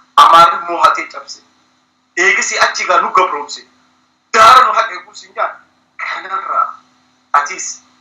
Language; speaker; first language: Oromo; early bilingual, heritage; Somali